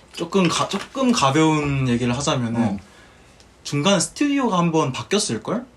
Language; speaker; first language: Korean; native; Korean